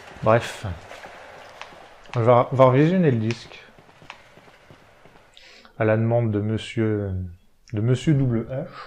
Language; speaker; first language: French; native; French